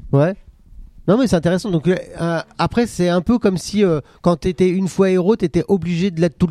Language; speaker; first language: French; native; French